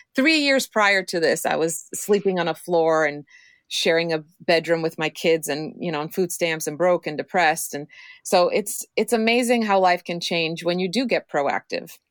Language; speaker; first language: English; non-native, fluent; Croatian